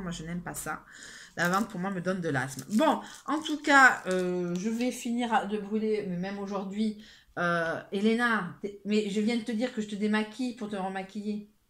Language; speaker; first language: French; native; French